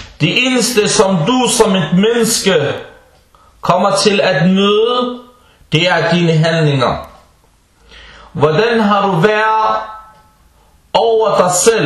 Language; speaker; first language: Danish; early bilingual, other home language; Arabic